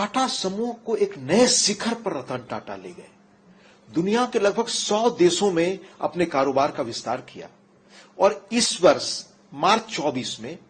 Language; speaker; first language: Hindi; native; Hindi